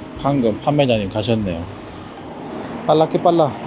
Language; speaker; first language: Korean; native; Korean